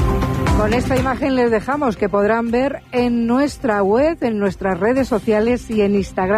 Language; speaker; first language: Spanish; native; Spanish